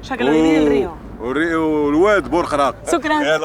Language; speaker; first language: Spanish; native; Spanish